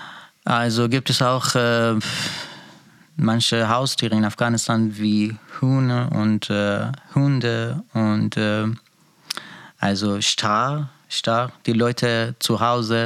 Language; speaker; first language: German; non-native, learner; Persian